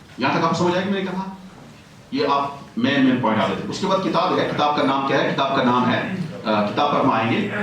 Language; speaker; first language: Urdu; non-native, local second language; Kashmiri